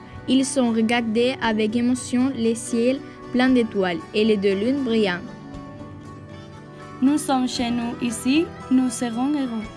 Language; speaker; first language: French; non-native, learner; Spanish